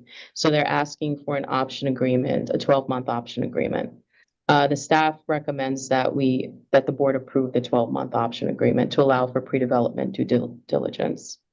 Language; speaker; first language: English; native; English